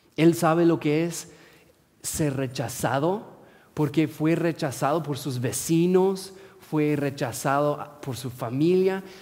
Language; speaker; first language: Spanish; non-native, fluent; English